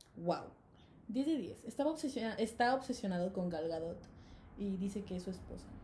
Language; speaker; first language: Spanish; native; Spanish